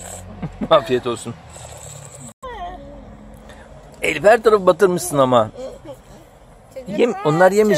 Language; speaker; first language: Turkish; native; Turkish